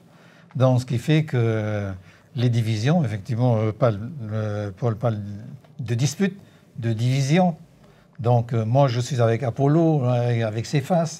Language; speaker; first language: French; native; French